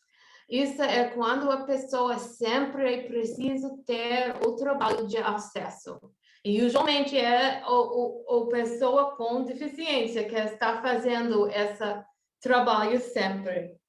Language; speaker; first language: Portuguese; non-native, fluent; English